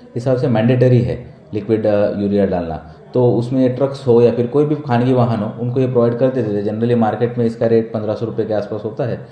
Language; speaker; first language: Hindi; non-native, local second language; Gujarati